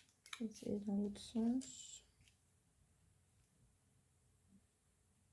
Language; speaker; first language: French; native; French